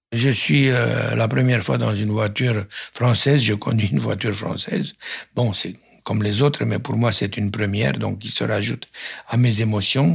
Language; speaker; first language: French; non-native, fluent; Romanian